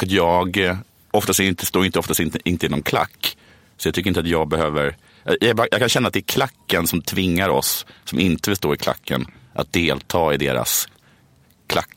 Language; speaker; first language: Swedish; native; Swedish